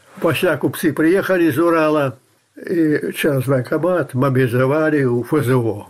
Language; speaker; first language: Russian; non-native, local second language; Belarusian